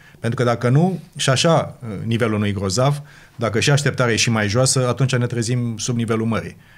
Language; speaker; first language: Romanian; native; Romanian